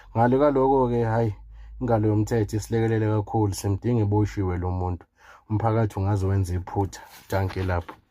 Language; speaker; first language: Zulu; native; Zulu